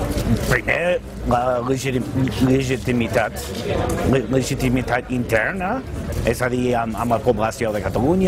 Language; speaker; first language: Catalan; non-native, fluent; English